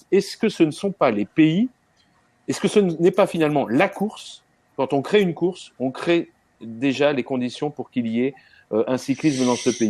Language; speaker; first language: French; native; French